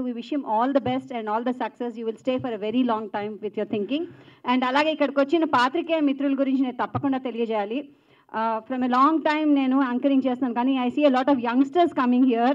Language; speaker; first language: Telugu; native; Telugu